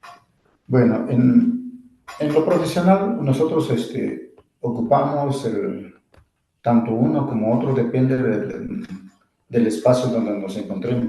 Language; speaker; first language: Spanish; non-native, local second language; Zapotec